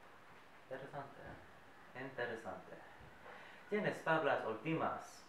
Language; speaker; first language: Spanish; non-native, learner; English